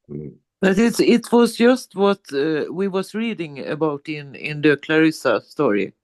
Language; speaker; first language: English; non-native, learner; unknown